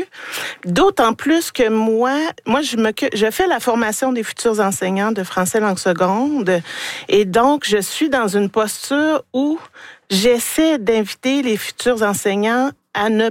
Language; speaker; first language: French; native; French